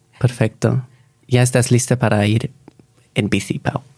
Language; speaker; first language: Spanish; non-native, fluent; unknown